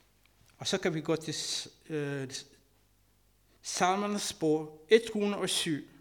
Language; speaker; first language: Danish; non-native, learner; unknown